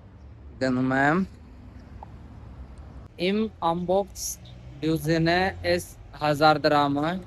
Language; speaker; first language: Armenian; non-native, learner; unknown